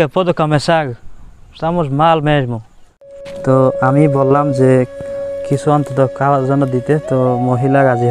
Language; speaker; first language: Portuguese; non-native, learner; Bangla